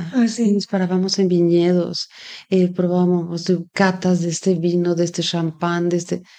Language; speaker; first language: Spanish; native; Spanish